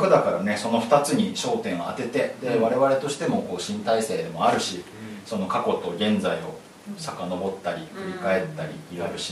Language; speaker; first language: Japanese; native; Japanese